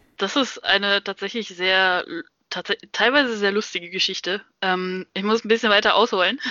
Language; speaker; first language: German; native; German